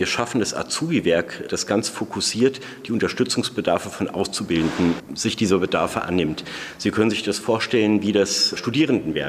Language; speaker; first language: German; native; German